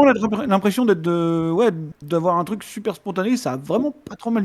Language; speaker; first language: French; native; French